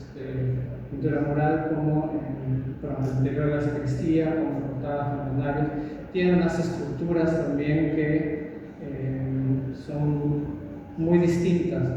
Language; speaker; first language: Spanish; native; Spanish